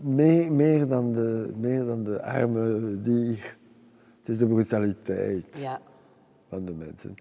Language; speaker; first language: Dutch; non-native, local second language; French